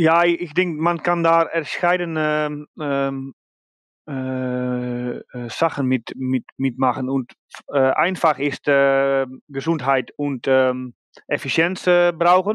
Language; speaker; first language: German; non-native, learner; Dutch